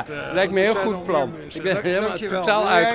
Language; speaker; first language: Dutch; native; Dutch